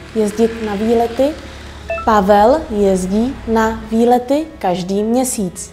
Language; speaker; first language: Czech; early bilingual, other home language; Vietnamese